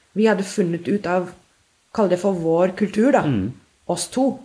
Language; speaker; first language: Norwegian; non-native, fluent; English